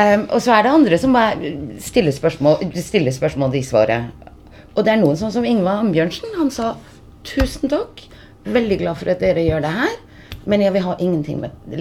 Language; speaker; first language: Norwegian; early bilingual, heritage; Norwegian